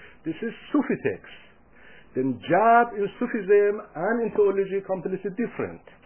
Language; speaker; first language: English; non-native, fluent; Persian